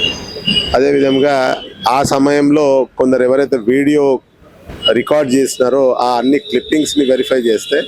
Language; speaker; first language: Telugu; native; Telugu